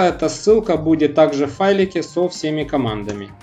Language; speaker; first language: Russian; native; Russian